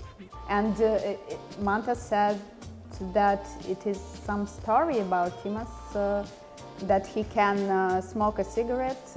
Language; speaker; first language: English; non-native, fluent; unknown